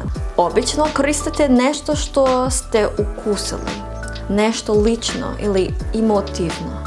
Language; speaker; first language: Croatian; non-native, fluent; English